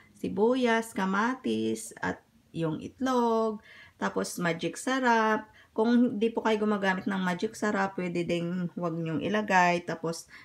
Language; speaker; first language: Filipino; non-native, local second language; Hiligaynon